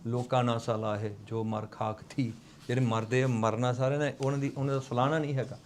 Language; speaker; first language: Punjabi; early bilingual, heritage; Punjabi